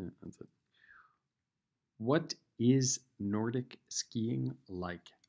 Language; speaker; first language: English; non-native, learner; Spanish